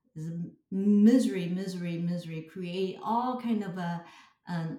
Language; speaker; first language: English; non-native, fluent; Chinese